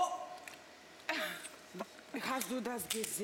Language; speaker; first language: German; non-native, learner; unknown